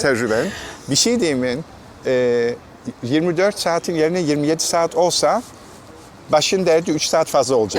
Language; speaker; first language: Turkish; non-native, fluent; German